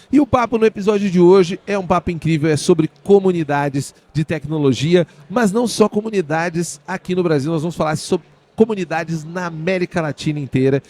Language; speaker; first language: Portuguese; native; Portuguese